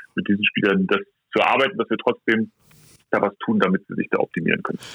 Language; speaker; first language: German; native; German